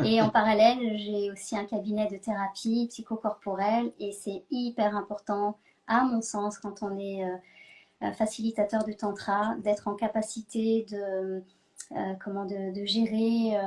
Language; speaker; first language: French; native; French